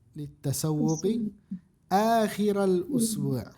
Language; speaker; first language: Arabic; non-native, fluent; Indonesian